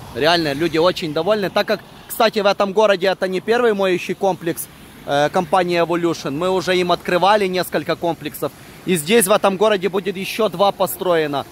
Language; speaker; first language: Russian; non-native, local second language; Ukrainian